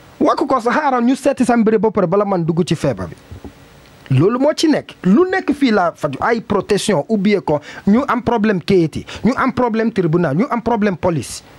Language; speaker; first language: Wolof; non-native, learner; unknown